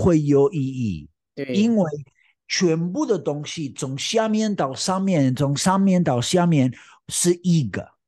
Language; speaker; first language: Chinese; non-native, learner; Spanish